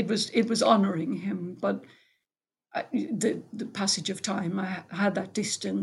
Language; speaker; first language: English; native; English